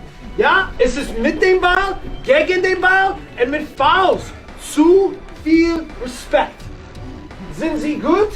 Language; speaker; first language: German; non-native, learner; English